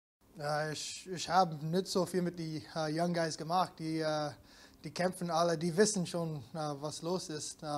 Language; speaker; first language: German; non-native, fluent; English